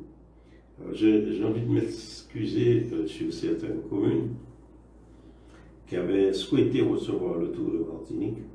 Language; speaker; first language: French; native; French